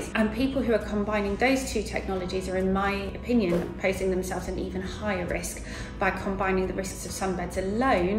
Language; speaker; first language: English; native; English